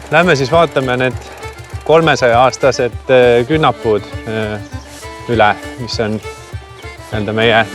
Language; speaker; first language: Estonian; native; Estonian